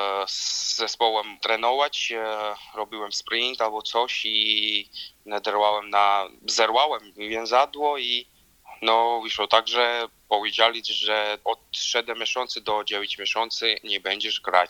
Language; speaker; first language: Polish; non-native, learner; Georgian